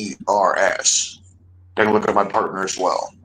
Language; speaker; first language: English; native; English